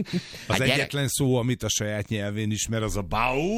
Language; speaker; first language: Hungarian; native; Hungarian